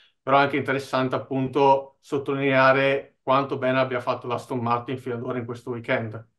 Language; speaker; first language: Italian; native; Italian